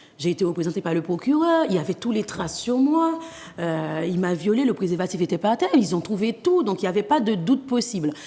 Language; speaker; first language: French; non-native, local second language; Haitian Creole